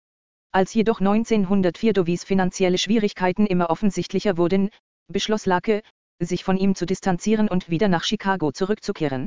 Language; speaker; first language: German; native; German